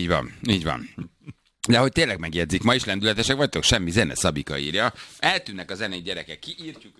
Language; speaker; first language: Hungarian; native; Hungarian